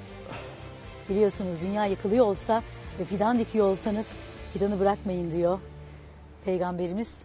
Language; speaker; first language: Turkish; native; Turkish